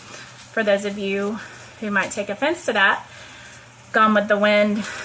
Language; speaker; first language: English; native; English